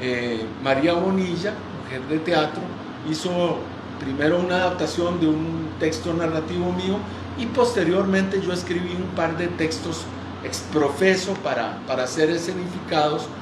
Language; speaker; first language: Spanish; native; Spanish